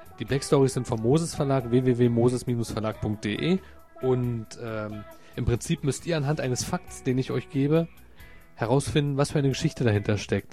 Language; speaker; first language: German; native; German